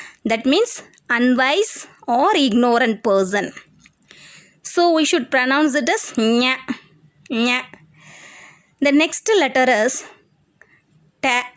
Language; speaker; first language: English; non-native, local second language; Tamil